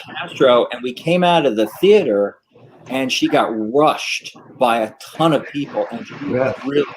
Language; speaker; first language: English; native; English